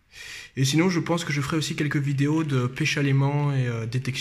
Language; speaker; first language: French; native; French